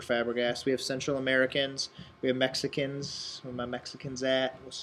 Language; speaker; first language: English; native; English